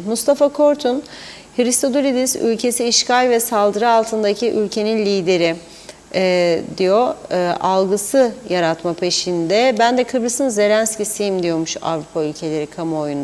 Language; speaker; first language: Turkish; native; Turkish